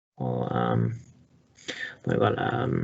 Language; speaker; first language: Spanish; non-native, learner; English